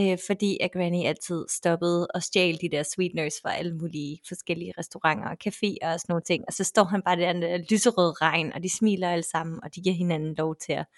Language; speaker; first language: Danish; native; Danish